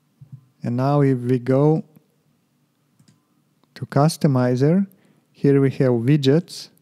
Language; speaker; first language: English; non-native, fluent; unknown